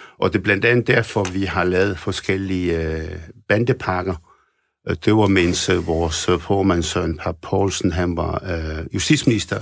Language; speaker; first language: Danish; early bilingual, other home language; Arabic